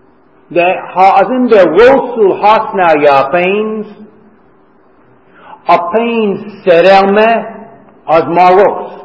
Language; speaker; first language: Hungarian; non-native, fluent; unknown